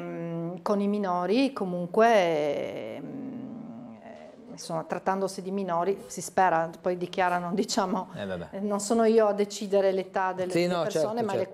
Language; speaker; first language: Italian; native; Italian